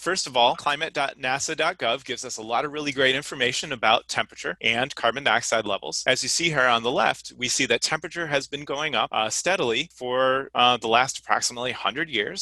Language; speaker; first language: English; native; English